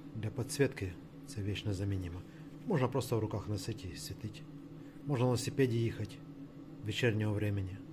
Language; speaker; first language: Russian; non-native, local second language; Ukrainian